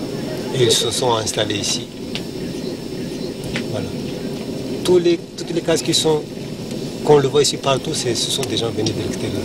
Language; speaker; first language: French; non-native, local second language; Malagasy